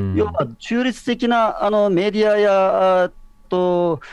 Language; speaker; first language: Japanese; non-native, fluent; Uyghur